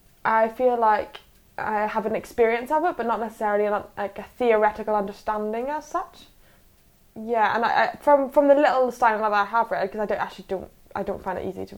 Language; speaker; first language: English; native; English